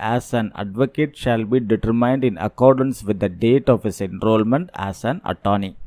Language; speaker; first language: English; non-native, local second language; Tamil